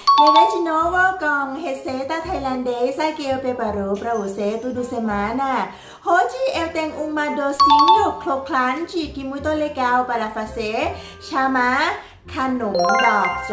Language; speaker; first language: Portuguese; non-native, learner; Thai